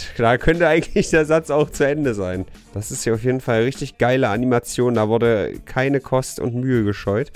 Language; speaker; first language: German; native; German